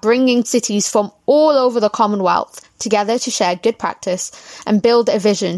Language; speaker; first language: English; native; English